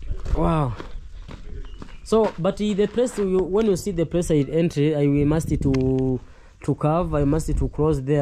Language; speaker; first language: English; non-native, learner; Swahili